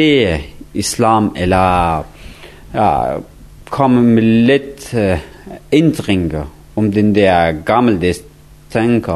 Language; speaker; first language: Danish; non-native, learner; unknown